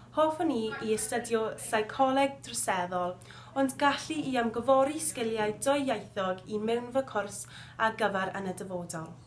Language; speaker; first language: Welsh; non-native, local second language; English